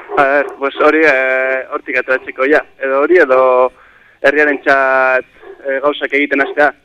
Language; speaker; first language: Basque; non-native, local second language; Spanish